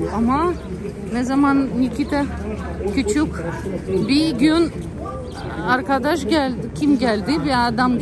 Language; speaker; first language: Turkish; non-native, learner; Russian